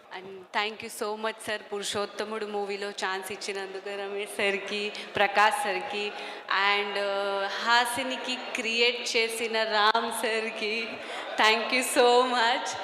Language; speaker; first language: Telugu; non-native, fluent; Marathi